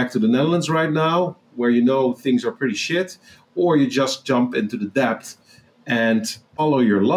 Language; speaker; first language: English; non-native, fluent; Dutch